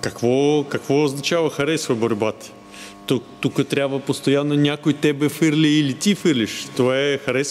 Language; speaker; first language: Bulgarian; non-native, learner; Russian